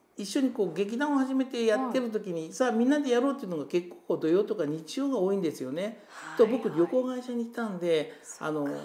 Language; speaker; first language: Japanese; native; Japanese